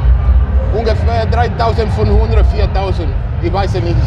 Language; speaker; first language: German; non-native, fluent; Italian